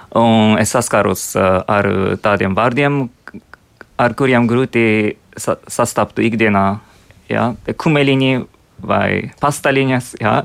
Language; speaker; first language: Latvian; non-native, fluent; Japanese